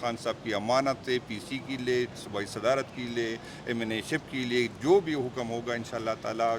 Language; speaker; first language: Urdu; non-native, local second language; Pashto